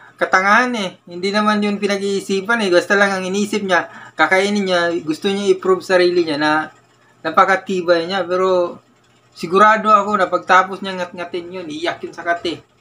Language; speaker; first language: Filipino; non-native, local second language; Cebuano